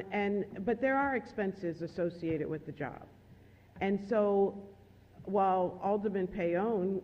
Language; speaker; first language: English; native; English